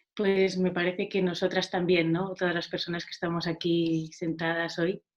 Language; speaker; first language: Spanish; non-native, local second language; Catalan